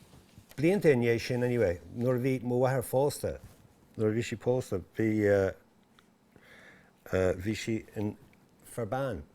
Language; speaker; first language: Irish; non-native, local second language; English